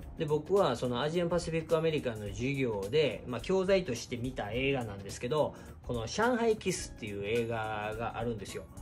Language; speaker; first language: Japanese; native; Japanese